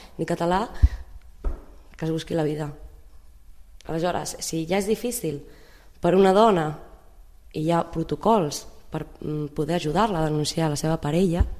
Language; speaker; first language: Catalan; early bilingual, other home language; Arabic